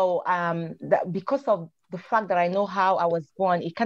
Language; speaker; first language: English; non-native, local second language; Igbo